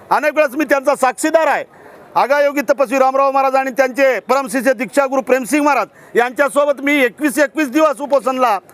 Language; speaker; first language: Marathi; non-native, local second language; Lambadi